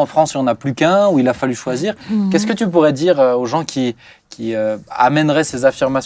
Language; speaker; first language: French; native; French